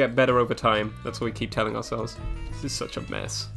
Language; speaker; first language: English; native; English